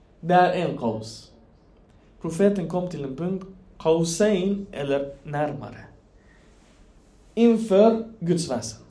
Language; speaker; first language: Swedish; non-native, fluent; Persian